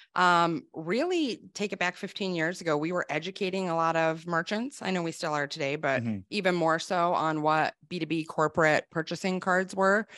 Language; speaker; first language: English; native; English